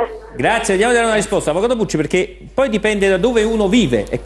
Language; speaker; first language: Italian; native; Italian